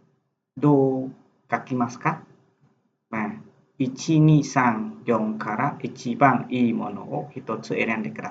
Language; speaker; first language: Japanese; non-native, fluent; Khmer